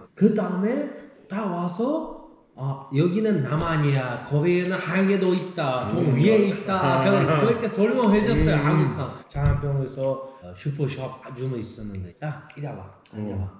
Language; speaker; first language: Korean; non-native, learner; Uzbek